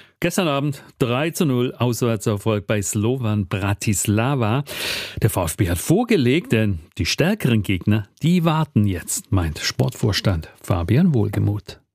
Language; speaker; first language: German; native; German